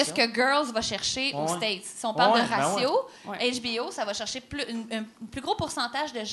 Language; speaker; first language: French; native; French